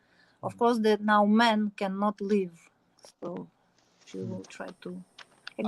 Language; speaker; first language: English; non-native, learner; Ukrainian